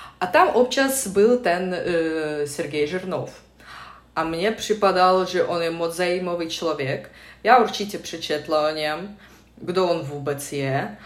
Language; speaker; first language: Czech; non-native, fluent; Russian